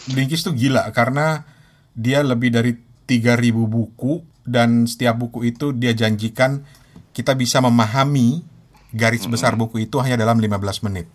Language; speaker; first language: Indonesian; native; Indonesian